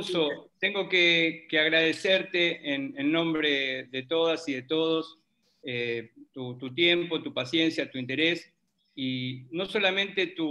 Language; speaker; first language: Spanish; native; Spanish